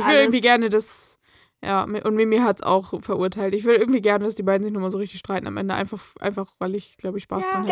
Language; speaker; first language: German; native; German